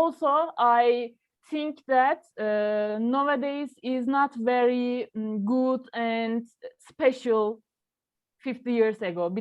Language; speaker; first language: English; non-native, learner; Turkish